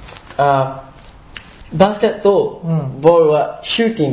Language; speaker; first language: Japanese; non-native, learner; Burmese